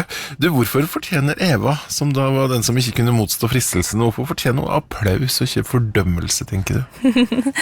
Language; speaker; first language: Norwegian; native; Norwegian